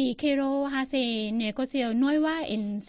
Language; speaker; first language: Spanish; non-native, learner; Thai